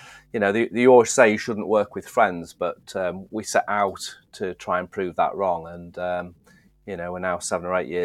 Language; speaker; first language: English; native; English